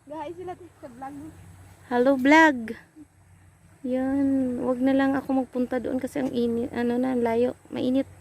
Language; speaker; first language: Filipino; non-native, local second language; Cebuano